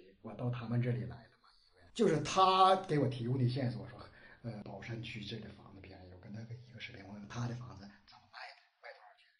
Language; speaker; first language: Chinese; native; Chinese